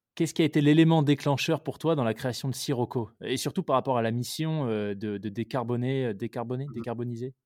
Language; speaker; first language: French; native; French